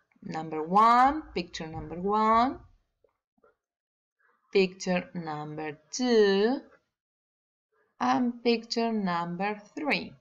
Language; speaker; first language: English; non-native, learner; Spanish